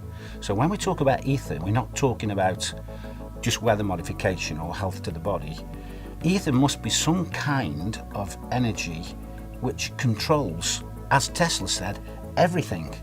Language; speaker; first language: English; native; English